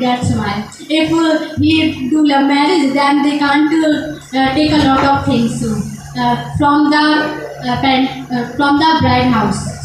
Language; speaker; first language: English; non-native, learner; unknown